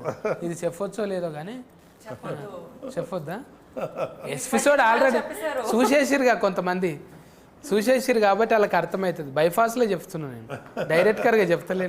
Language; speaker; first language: Telugu; native; Telugu